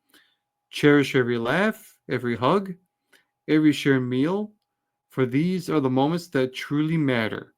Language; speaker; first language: English; native; English